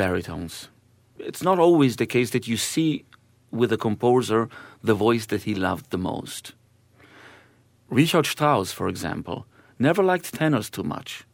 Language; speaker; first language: English; non-native, fluent; Hebrew